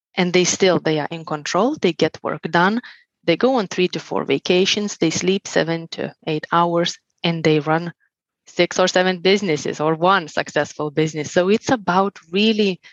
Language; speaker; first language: English; non-native, fluent; Lithuanian